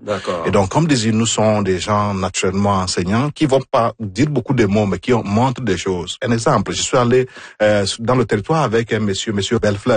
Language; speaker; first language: French; non-native, fluent; Igbo